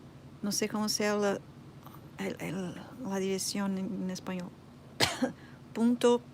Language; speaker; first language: Spanish; non-native, learner; Portuguese